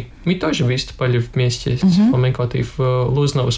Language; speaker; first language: Russian; non-native, local second language; Latvian